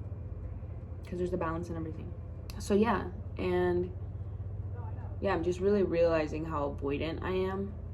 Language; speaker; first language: English; native; English